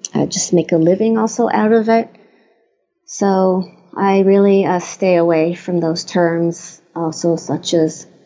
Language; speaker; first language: English; non-native, fluent; Hebrew